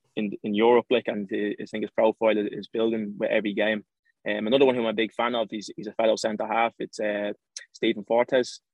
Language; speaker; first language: English; native; English